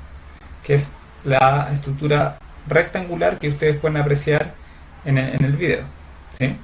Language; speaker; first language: Spanish; native; Spanish